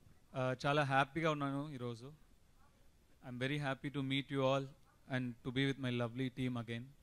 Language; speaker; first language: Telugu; non-native, learner; Tamil